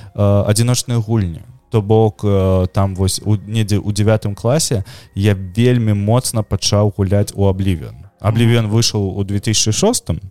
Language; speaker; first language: Belarusian; non-native, local second language; Russian